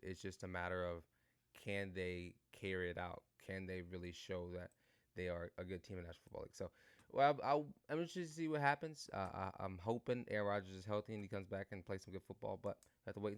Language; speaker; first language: English; native; English